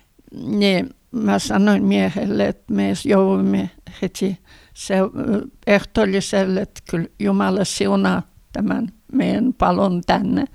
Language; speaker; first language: Finnish; early bilingual, heritage; Finnish